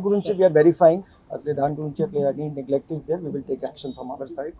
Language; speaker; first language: Telugu; non-native, fluent; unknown